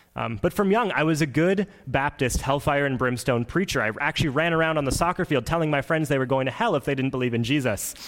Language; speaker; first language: English; native; English